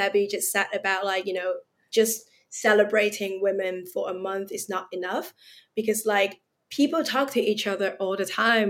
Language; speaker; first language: English; non-native, local second language; Cantonese